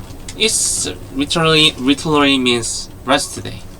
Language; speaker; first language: English; non-native, learner; Korean